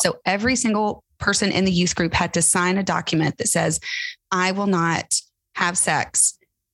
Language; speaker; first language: English; native; English